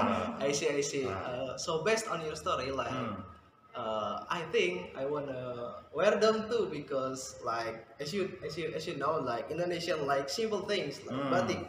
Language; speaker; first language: English; non-native, fluent; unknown